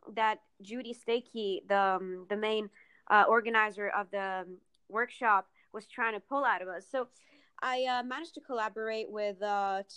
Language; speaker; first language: English; early bilingual, other home language; Italian